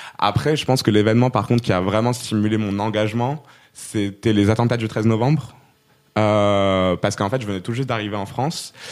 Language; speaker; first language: French; non-native, local second language; Arabic